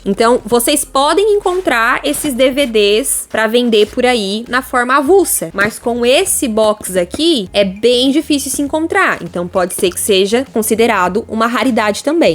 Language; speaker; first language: Portuguese; native; Portuguese